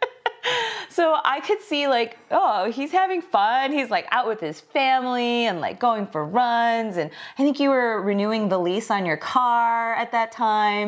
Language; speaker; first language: English; early bilingual, other home language; Korean